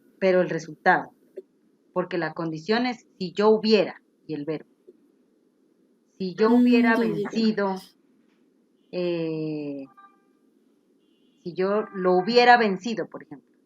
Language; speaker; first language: Spanish; native; Spanish